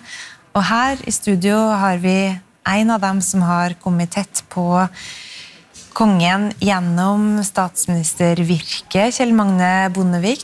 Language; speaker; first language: Norwegian; native; Norwegian